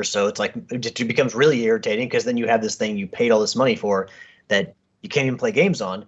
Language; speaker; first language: English; native; English